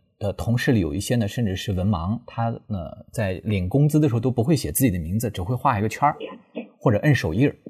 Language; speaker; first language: Chinese; native; Chinese